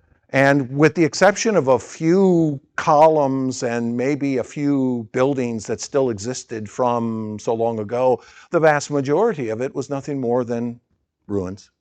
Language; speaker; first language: English; native; English